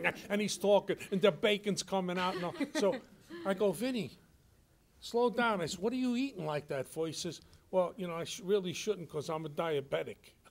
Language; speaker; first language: English; native; English